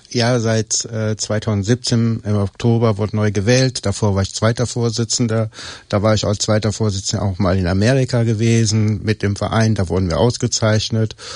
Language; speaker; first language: German; native; German